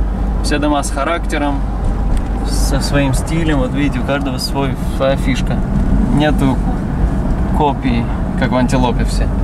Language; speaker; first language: Russian; native; Russian